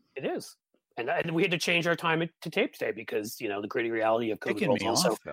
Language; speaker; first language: English; native; English